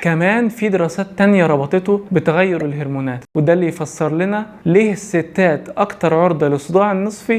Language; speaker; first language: Arabic; native; Arabic